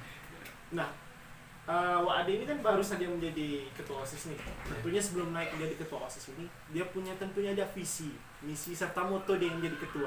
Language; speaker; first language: Indonesian; native; Indonesian